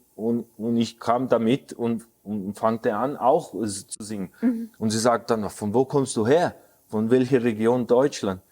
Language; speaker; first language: German; early bilingual, heritage; German